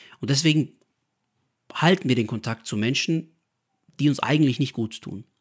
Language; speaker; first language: German; native; German